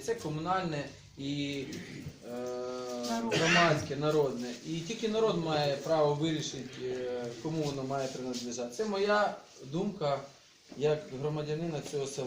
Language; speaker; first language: Ukrainian; native; Ukrainian